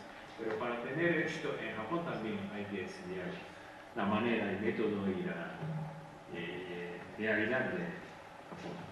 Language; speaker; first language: Spanish; non-native, fluent; Japanese